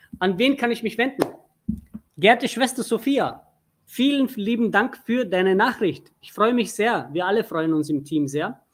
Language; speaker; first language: German; early bilingual, other home language; Turkish